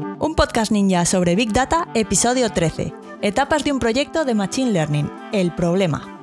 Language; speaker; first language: Spanish; native; Spanish